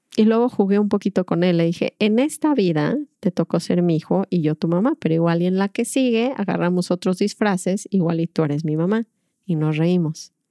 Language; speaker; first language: Spanish; native; Spanish